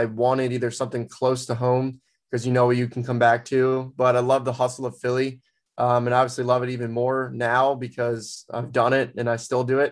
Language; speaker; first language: English; native; English